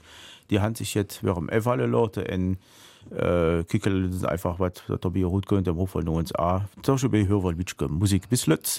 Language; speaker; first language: German; native; German